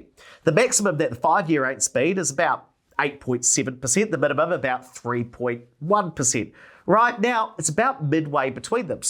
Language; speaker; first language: English; native; English